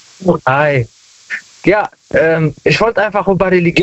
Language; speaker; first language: German; non-native, learner; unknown